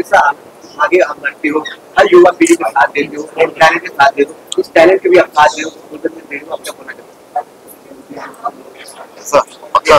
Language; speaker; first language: Hindi; native; Hindi